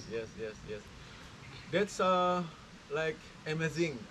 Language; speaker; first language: English; non-native, learner; Indonesian